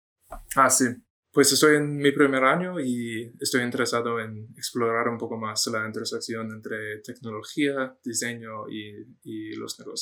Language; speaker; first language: Spanish; non-native, fluent; English